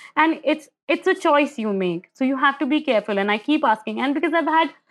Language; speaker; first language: English; non-native, local second language; Hindi